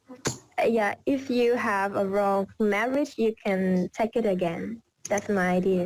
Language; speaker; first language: English; non-native, learner; Vietnamese